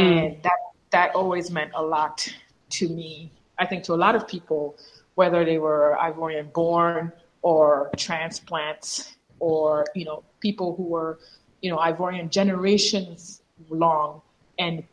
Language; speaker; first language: English; non-native, fluent; French